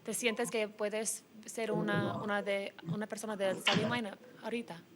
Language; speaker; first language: Spanish; early bilingual, heritage; English